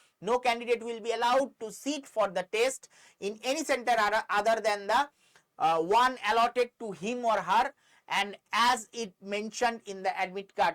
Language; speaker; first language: English; non-native, local second language; Bangla